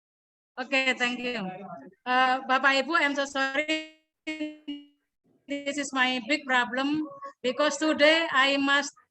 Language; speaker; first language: English; non-native, learner; Indonesian